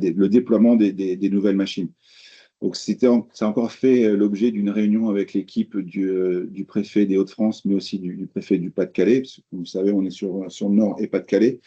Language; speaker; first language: French; native; French